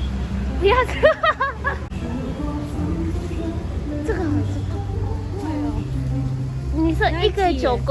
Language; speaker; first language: Chinese; non-native, learner; Tibetan